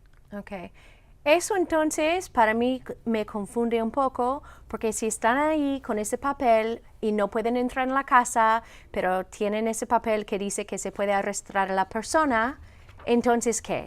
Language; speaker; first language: Spanish; non-native, fluent; English